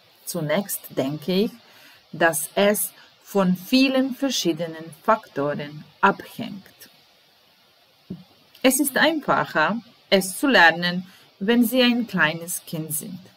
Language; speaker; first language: German; non-native, fluent; Serbian